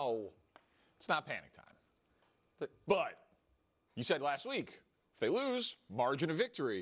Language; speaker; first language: English; native; English